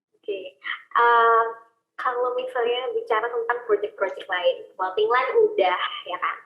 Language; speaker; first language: Indonesian; native; Indonesian